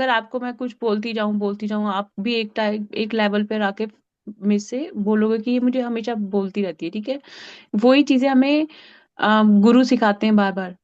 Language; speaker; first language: Hindi; native; Hindi